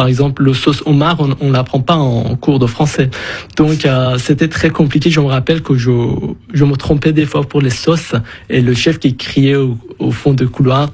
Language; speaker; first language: French; non-native, fluent; Persian